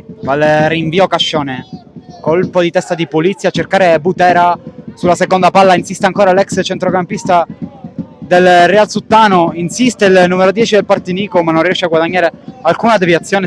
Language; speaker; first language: Italian; native; Italian